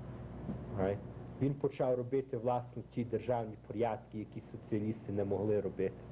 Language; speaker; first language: Ukrainian; early bilingual, heritage; Ukrainian